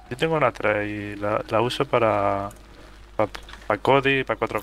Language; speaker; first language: Spanish; native; Spanish